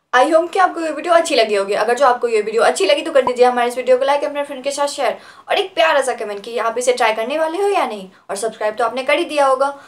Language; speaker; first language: Hindi; native; Hindi